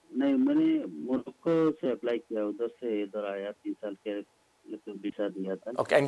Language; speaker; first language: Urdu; non-native, learner; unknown